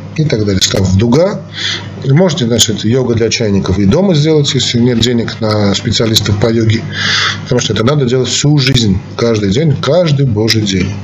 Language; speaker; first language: Russian; non-native, local second language; Armenian